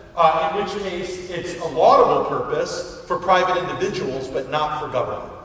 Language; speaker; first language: English; native; English